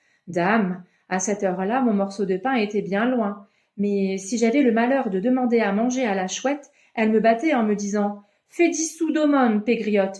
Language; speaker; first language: French; native; French